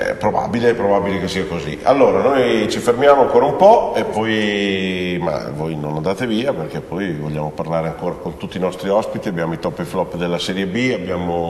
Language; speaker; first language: Italian; native; Italian